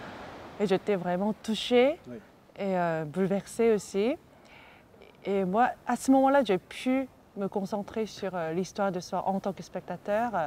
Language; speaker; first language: French; non-native, fluent; Korean